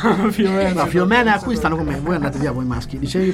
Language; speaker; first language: Italian; native; Italian